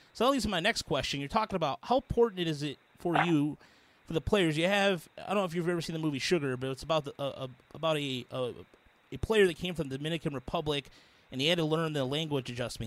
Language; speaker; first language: English; early bilingual, other home language; Spanish